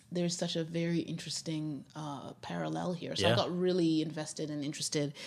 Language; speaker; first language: English; native; English